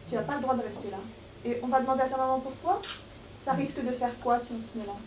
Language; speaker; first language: French; native; French